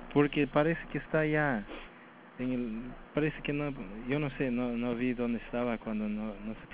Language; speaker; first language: Spanish; early bilingual, other home language; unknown